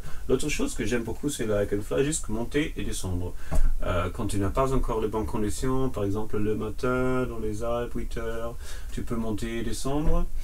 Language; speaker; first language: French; non-native, fluent; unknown